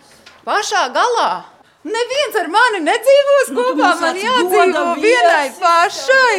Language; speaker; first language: Latvian; native; Latvian